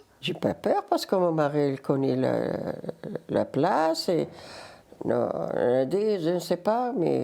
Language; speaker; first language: French; non-native, learner; Riffian